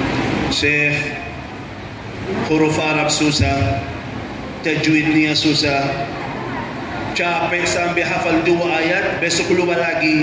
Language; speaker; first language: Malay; non-native, fluent; Arabic